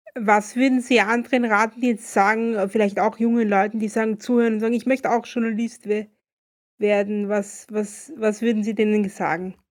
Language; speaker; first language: German; native; German